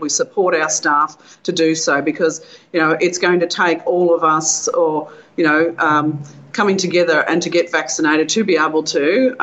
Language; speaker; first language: English; native; English